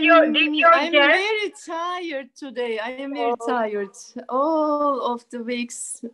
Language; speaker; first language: English; non-native, learner; Turkish